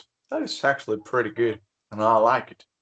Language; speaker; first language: English; non-native, fluent; Spanish